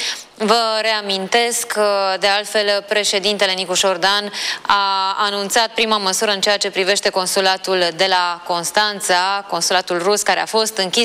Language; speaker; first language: Romanian; native; Romanian